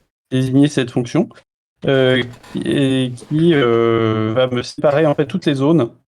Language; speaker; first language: French; native; French